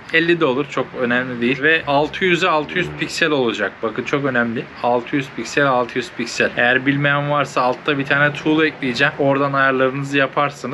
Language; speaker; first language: Turkish; native; Turkish